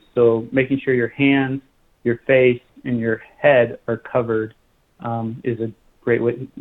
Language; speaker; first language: English; native; English